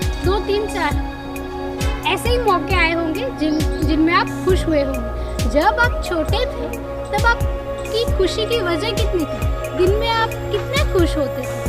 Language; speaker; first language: Hindi; non-native, local second language; Gujarati